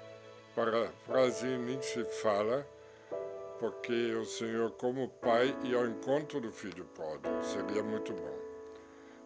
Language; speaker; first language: Portuguese; non-native, fluent; German